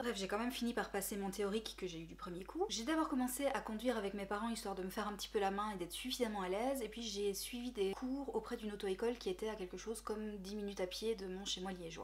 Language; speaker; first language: French; native; French